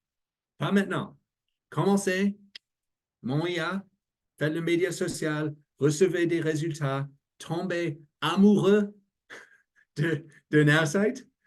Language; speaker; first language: French; non-native, learner; English